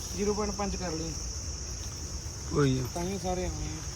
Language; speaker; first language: Punjabi; native; Punjabi